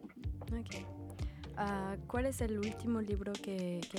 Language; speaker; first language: Spanish; non-native, learner; French